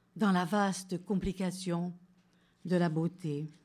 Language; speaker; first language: French; native; French